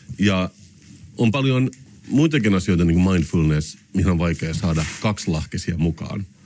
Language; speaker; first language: Finnish; non-native, local second language; Swedish